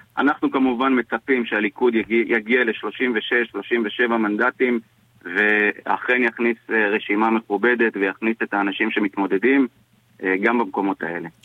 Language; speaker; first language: Hebrew; native; Hebrew